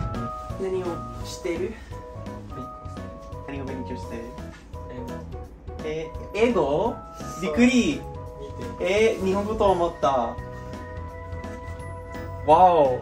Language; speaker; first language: Japanese; non-native, learner; English